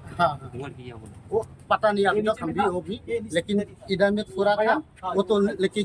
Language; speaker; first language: Hindi; non-native, local second language; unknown